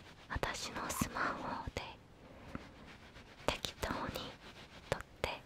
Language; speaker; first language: Japanese; non-native, fluent; Korean